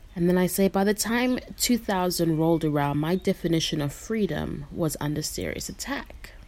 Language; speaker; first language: English; non-native, local second language; Shona